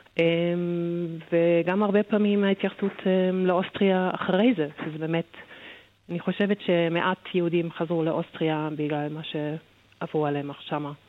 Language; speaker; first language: Hebrew; non-native, fluent; German